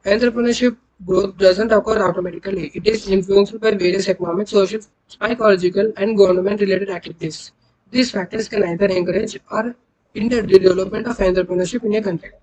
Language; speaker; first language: English; non-native, local second language; Telugu